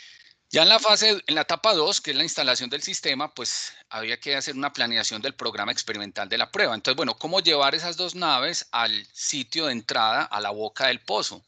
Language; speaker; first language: Spanish; native; Spanish